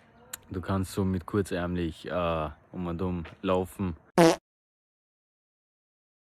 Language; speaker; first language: German; early bilingual, other home language; Bosnian